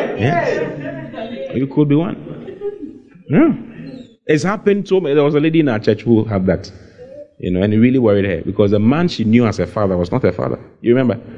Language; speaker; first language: English; non-native, local second language; Akan